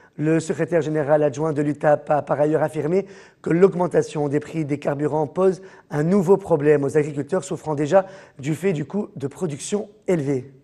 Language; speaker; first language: French; non-native, local second language; Arabic